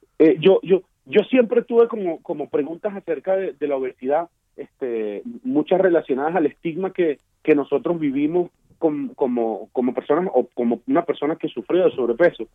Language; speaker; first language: Spanish; native; Spanish